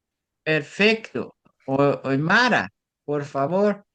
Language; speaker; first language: Spanish; non-native, learner; Portuguese